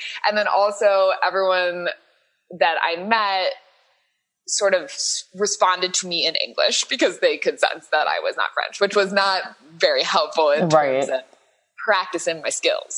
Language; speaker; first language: English; native; English